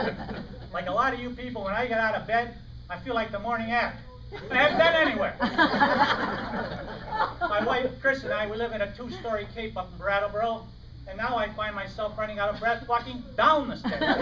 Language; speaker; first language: English; native; English